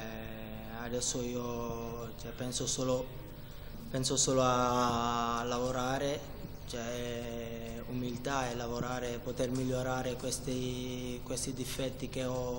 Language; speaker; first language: Italian; non-native, fluent; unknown